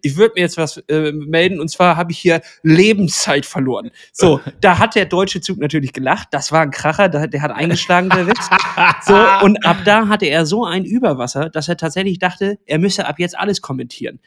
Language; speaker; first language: German; native; German